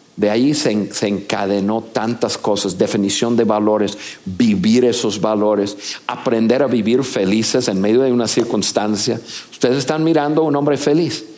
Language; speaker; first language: Spanish; non-native, fluent; English